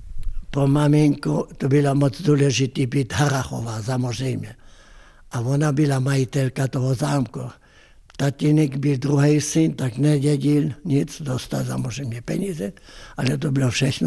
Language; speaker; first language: Czech; non-native, fluent; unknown